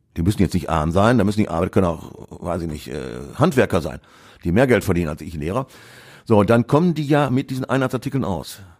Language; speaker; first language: German; native; German